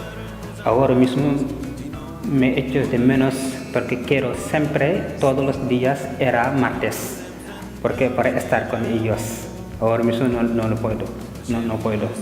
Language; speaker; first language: Spanish; non-native, learner; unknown